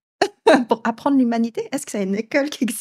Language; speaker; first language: French; native; French